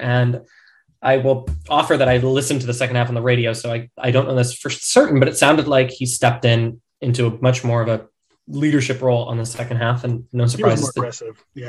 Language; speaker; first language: English; native; English